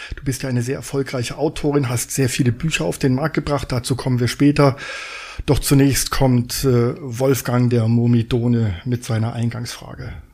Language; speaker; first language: German; native; German